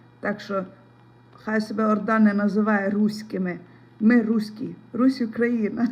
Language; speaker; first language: Ukrainian; non-native, local second language; Russian